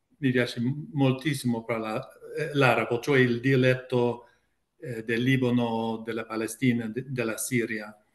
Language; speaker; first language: Italian; non-native, learner; English